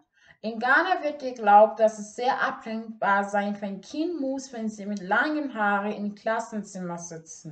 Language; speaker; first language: German; non-native, fluent; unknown